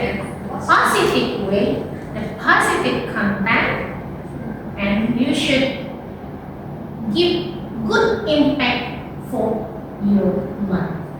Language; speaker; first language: English; non-native, learner; Indonesian